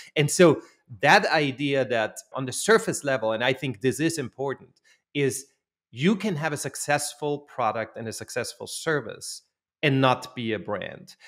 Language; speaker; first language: English; non-native, fluent; German